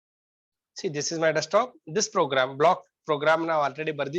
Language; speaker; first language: English; non-native, local second language; Kannada